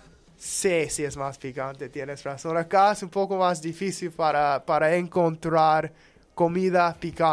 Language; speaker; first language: Spanish; non-native, learner; English